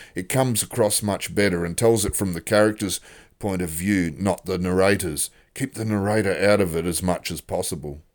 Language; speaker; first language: English; native; English